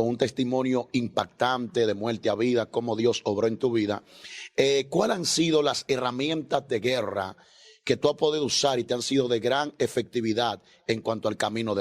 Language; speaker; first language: Spanish; native; Spanish